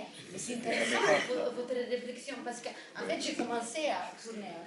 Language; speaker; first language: French; non-native, fluent; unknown